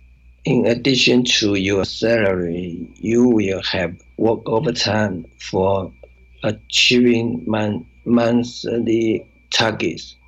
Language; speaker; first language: English; non-native, learner; Chinese